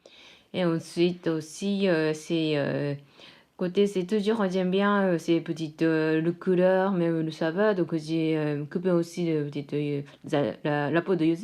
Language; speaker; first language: French; non-native, fluent; Japanese